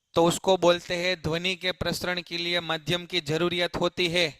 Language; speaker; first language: Hindi; non-native, local second language; Gujarati